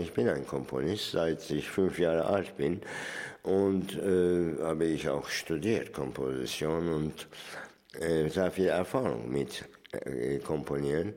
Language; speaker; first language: German; non-native, fluent; Turkish